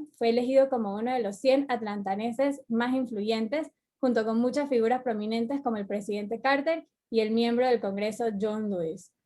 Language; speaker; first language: Spanish; native; Spanish